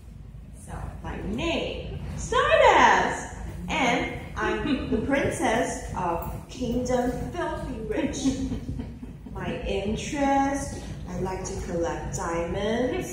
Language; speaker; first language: English; non-native, learner; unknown